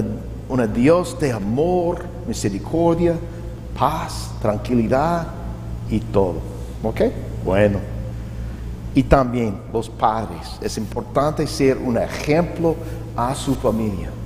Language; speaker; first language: Spanish; non-native, learner; English